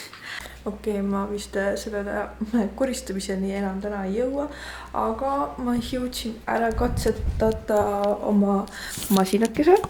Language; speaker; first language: Estonian; native; Estonian